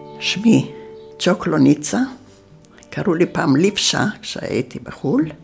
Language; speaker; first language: Hebrew; early bilingual, other home language; Yiddish